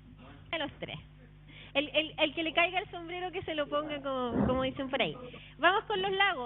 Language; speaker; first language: Spanish; native; Spanish